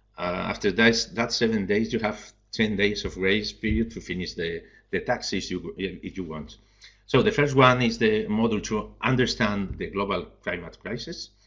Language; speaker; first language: English; non-native, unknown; Spanish